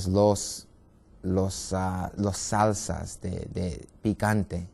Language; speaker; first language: Spanish; non-native, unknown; English